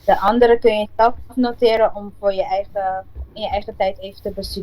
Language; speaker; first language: Dutch; non-native, local second language; Papiamento